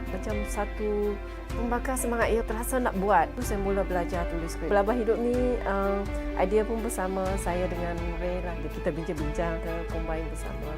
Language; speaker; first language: Malay; non-native, local second language; Iban